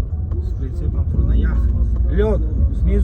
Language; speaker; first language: Russian; non-native, local second language; Tajik